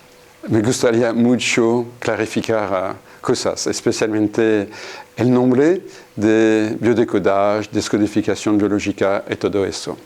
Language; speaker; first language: Spanish; non-native, fluent; French